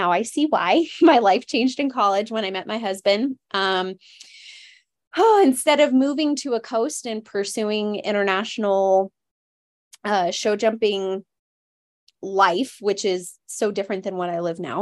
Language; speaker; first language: English; native; English